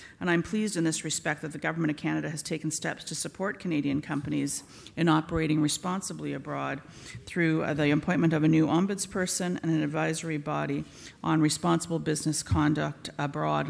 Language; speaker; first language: English; native; English